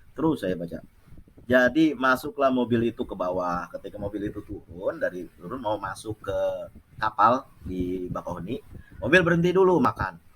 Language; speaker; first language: Indonesian; non-native, local second language; Achinese